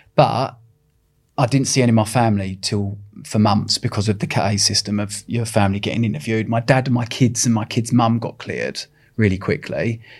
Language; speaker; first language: English; native; English